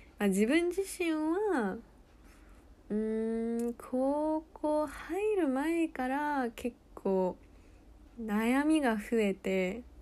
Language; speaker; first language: Japanese; early bilingual, heritage; Japanese